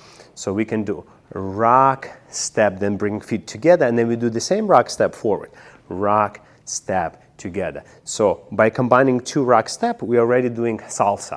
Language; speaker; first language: English; non-native, fluent; Russian